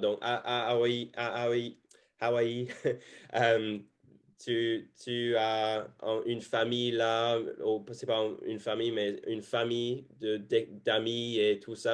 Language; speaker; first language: French; non-native, fluent; English